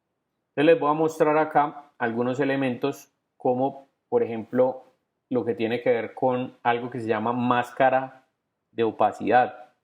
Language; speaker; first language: Spanish; native; Spanish